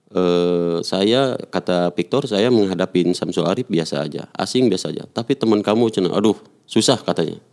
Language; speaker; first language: Indonesian; native; Indonesian